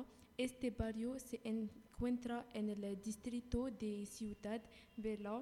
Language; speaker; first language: Spanish; non-native, learner; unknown